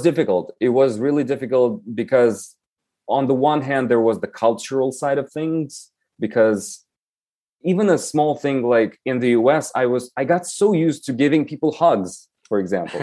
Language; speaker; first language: English; non-native, fluent; Romanian